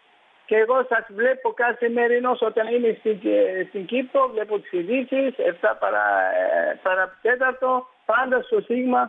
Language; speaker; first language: Greek; early bilingual, heritage; Greek